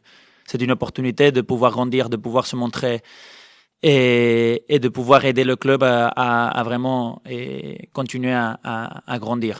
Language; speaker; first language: French; non-native, fluent; Spanish